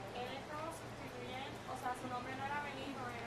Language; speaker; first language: Spanish; native; Spanish